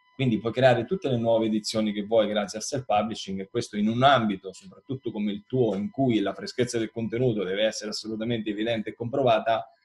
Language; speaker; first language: Italian; native; Italian